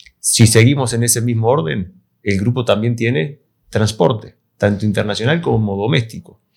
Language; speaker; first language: Spanish; native; Spanish